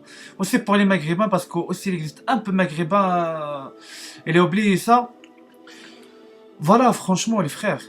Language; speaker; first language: French; non-native, learner; Arabic